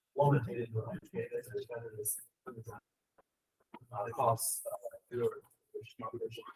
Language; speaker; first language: English; non-native, learner; Chinese